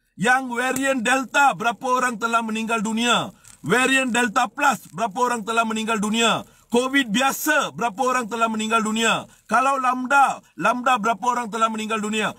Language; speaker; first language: Malay; non-native, local second language; Tamil